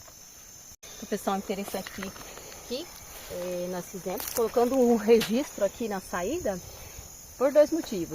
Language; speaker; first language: Portuguese; native; Portuguese